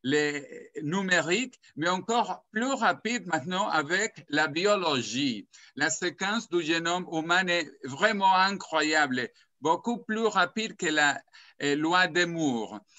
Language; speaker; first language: French; non-native, fluent; Spanish